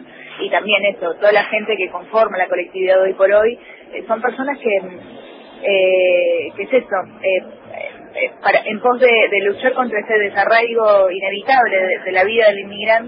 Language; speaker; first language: Spanish; early bilingual, other home language; Korean